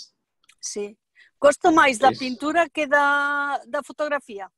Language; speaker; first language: Portuguese; non-native, learner; Spanish